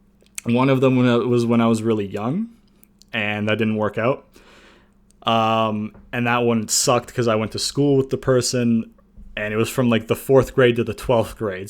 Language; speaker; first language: English; native; English